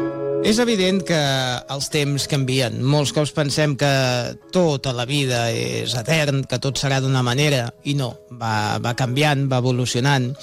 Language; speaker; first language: Catalan; native; Catalan